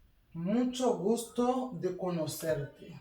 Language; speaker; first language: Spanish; non-native, learner; Haitian Creole